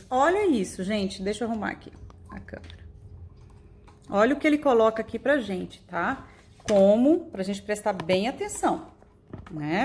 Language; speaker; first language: Portuguese; native; Portuguese